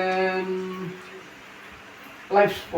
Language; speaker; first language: English; non-native, learner; Indonesian